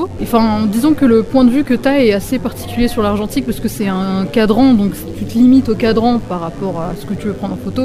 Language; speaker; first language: French; native; French